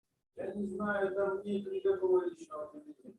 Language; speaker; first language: Russian; native; Russian